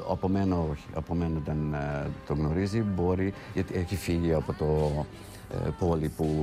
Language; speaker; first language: Greek; non-native, fluent; Hungarian